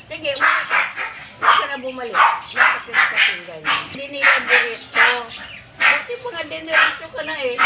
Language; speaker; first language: Filipino; non-native, local second language; Cebuano